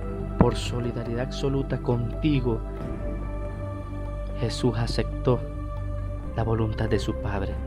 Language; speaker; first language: Spanish; native; Spanish